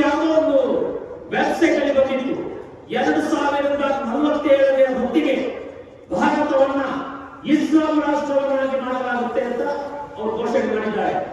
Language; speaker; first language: Kannada; non-native, local second language; Kodava